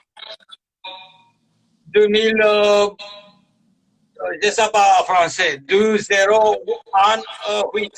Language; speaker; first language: French; non-native, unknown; Romanian